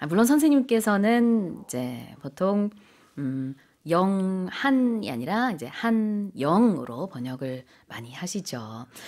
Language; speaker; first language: Korean; native; Korean